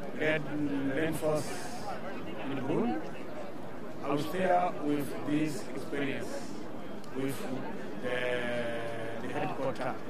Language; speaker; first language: English; non-native, learner; Rundi